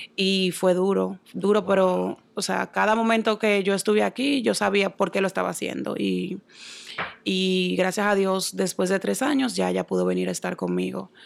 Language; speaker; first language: Spanish; native; Spanish